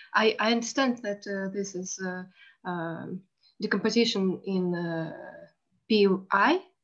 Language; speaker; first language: English; non-native, learner; Russian